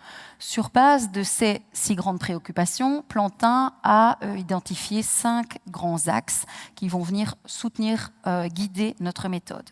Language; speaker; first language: French; native; French